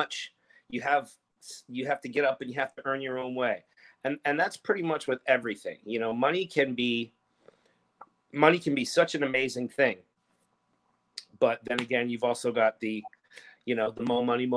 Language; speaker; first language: English; native; English